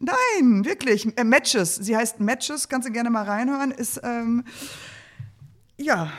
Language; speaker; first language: German; native; German